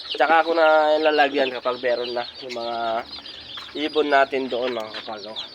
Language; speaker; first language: Filipino; native; Filipino